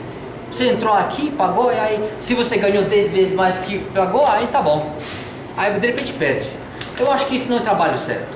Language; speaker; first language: Portuguese; non-native, learner; Russian